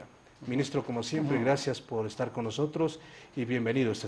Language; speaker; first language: Spanish; native; Spanish